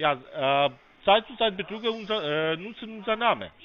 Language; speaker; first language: German; non-native, fluent; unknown